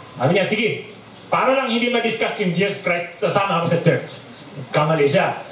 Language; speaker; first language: Filipino; non-native, local second language; Bikol